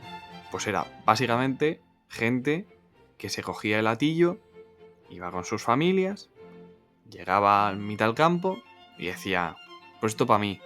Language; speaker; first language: Spanish; native; Spanish